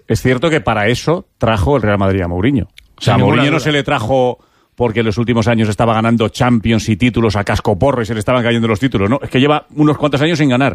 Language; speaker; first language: Spanish; native; Spanish